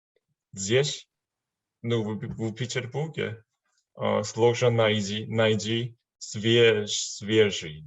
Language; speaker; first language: Russian; non-native, learner; Chinese